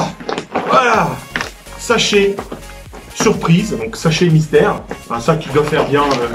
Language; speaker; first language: French; native; French